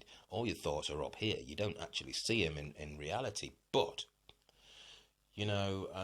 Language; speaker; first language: English; native; English